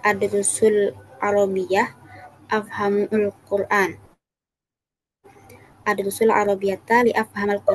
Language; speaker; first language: Arabic; non-native, learner; Indonesian